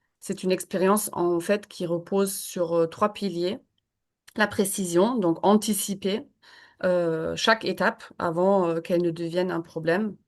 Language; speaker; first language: French; non-native, fluent; German